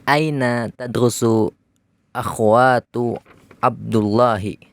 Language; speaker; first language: Arabic; non-native, learner; Indonesian